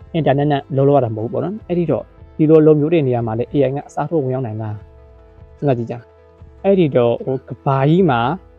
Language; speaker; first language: Burmese; non-native, local second language; Hakha Chin